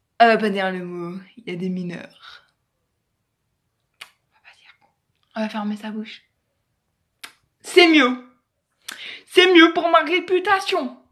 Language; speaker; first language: French; native; French